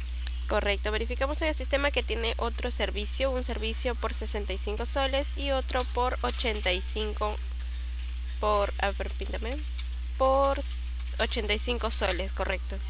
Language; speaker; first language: Spanish; native; Spanish